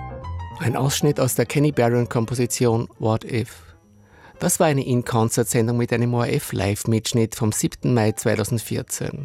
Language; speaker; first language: German; native; German